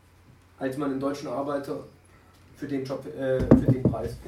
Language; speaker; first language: German; native; German